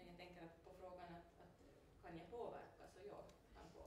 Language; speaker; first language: Swedish; native; Swedish